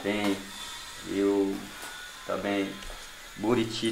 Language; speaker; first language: Portuguese; non-native, local second language; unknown